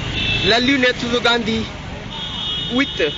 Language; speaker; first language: French; non-native, learner; Hindi